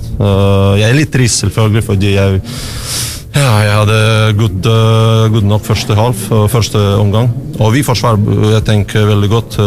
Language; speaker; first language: Norwegian; non-native, learner; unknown